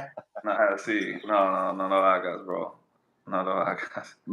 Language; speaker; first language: Spanish; non-native, learner; English